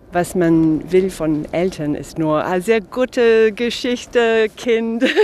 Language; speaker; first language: German; non-native, fluent; English